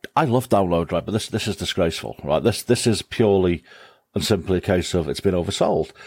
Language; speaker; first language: English; native; English